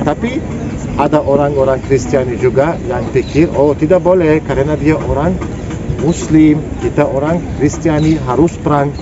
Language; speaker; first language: Indonesian; non-native, learner; Turkish